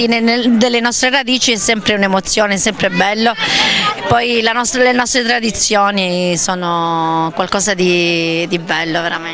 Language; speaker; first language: Italian; native; Italian